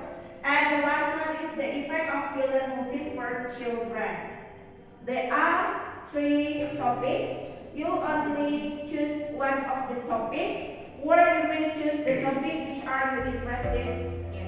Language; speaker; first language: English; non-native, fluent; Indonesian